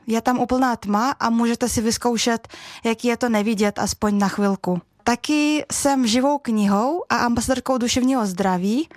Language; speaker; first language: Czech; early bilingual, other home language; Russian